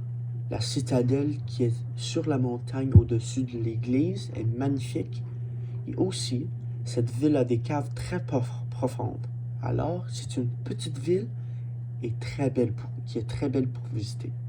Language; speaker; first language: French; non-native, learner; English